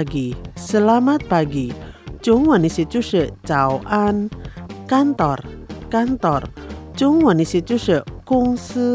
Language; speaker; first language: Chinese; non-native, fluent; Indonesian